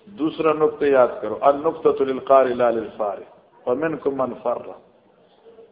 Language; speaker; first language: Urdu; non-native, local second language; Northern Hindko